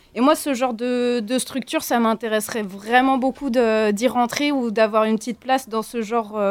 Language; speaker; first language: French; native; French